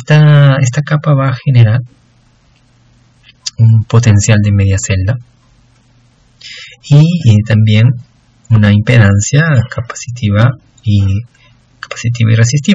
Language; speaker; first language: Spanish; native; Spanish